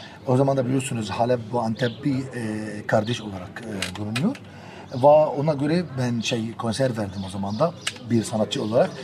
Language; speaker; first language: Turkish; non-native, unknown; Arabic